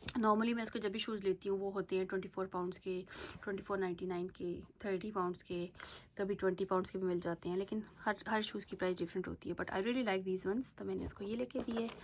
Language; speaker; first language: Urdu; native; Urdu